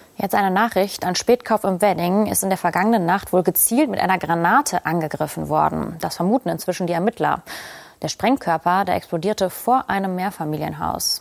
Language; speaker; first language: German; native; German